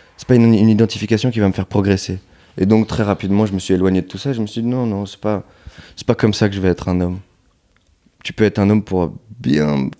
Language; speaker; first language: French; native; French